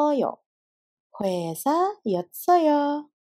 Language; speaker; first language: Korean; non-native, fluent; Indonesian